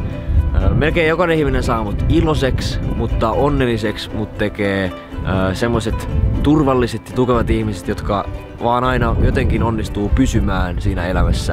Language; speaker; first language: Finnish; native; Finnish